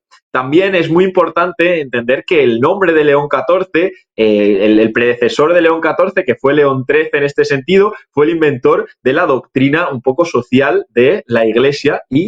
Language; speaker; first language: Spanish; native; Spanish